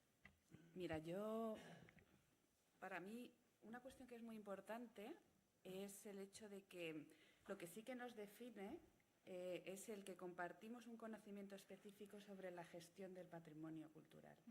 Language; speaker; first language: Spanish; native; Spanish